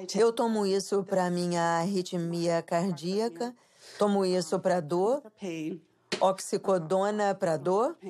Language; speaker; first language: Portuguese; non-native, fluent; English